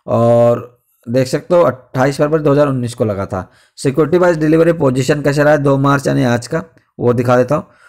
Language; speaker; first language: Hindi; native; Hindi